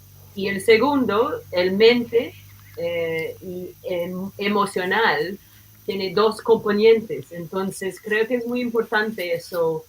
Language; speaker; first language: Spanish; non-native, fluent; English